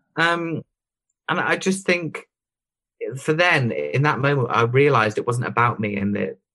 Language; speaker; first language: English; native; English